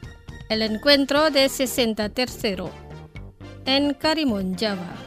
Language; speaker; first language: Spanish; non-native, fluent; Indonesian